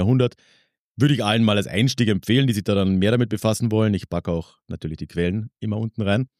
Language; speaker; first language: German; native; German